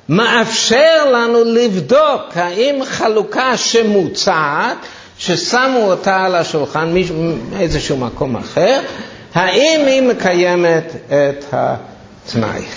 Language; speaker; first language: Hebrew; non-native, fluent; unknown